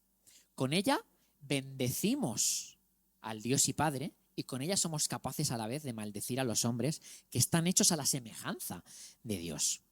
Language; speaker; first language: Spanish; native; Spanish